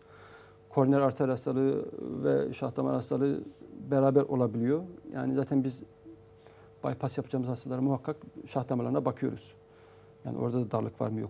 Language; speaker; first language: Turkish; native; Turkish